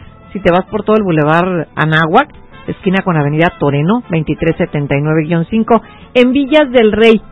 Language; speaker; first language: Spanish; native; Spanish